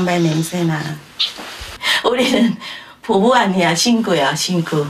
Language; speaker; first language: Korean; non-native, learner; Thai